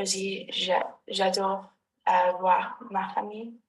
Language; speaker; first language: French; non-native, learner; English